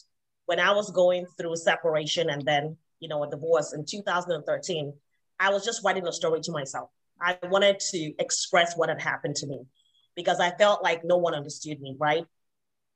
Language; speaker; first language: English; non-native, local second language; Igbo